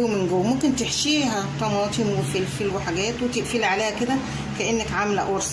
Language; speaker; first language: Arabic; native; Arabic